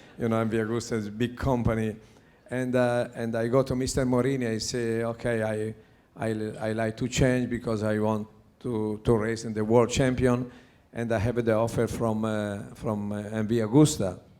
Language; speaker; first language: English; non-native, learner; Italian